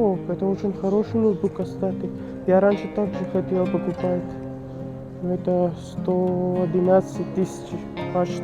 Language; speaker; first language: Russian; non-native, learner; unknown